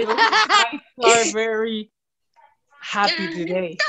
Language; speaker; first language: English; non-native, learner; Spanish